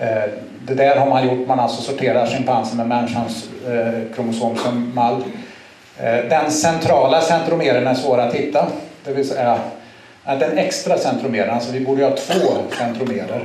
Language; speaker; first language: Swedish; native; Swedish